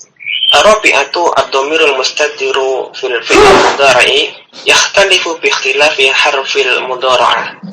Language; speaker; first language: Arabic; non-native, fluent; Indonesian